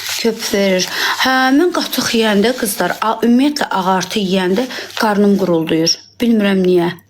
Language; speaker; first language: Azerbaijani; native; Azerbaijani